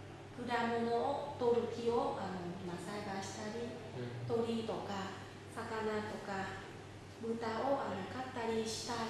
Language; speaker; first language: Japanese; non-native, fluent; Vietnamese